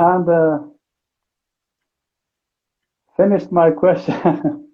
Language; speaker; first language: English; non-native, learner; Persian